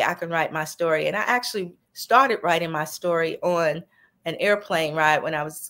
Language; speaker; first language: English; native; English